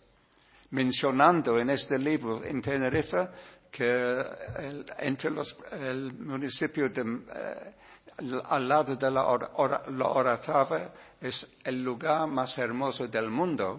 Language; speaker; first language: Spanish; non-native, learner; English